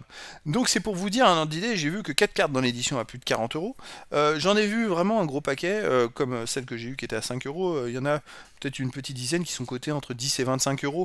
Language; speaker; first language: French; native; French